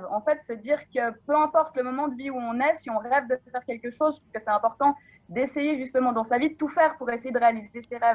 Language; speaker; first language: French; native; French